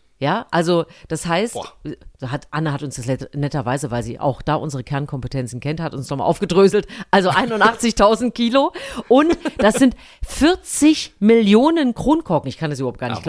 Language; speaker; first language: German; native; German